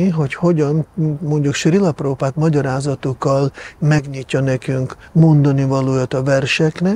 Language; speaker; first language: Hungarian; non-native, fluent; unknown